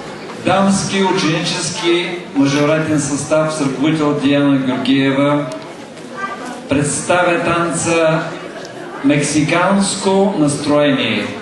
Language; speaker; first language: Bulgarian; native; Bulgarian